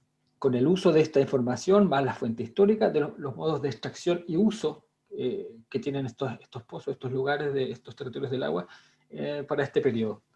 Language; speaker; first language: Spanish; native; Spanish